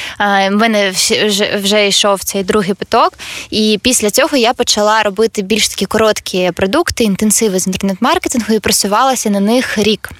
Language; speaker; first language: Ukrainian; non-native, local second language; Russian